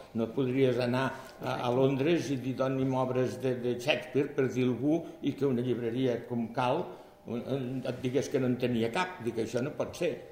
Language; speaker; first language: Catalan; native; Catalan